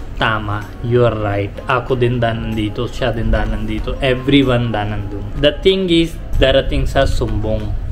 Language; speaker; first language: Filipino; non-native, learner; Punjabi